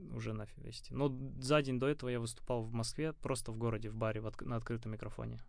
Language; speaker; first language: Russian; native; Russian